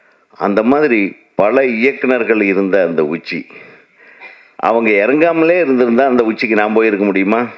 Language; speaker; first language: Tamil; native; Tamil